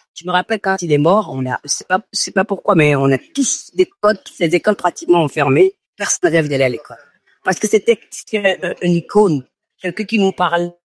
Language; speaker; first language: French; non-native, local second language; Fon